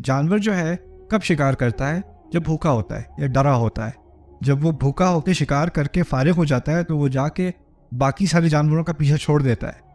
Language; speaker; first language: Urdu; early bilingual, heritage; Urdu